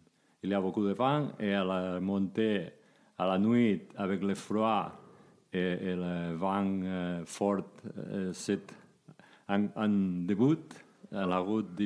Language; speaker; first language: French; non-native, learner; Spanish